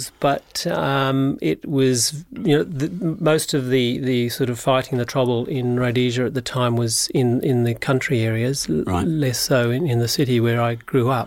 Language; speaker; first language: English; native; English